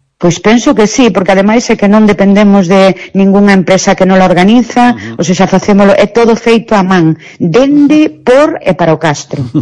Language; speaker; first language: Galician; native; Galician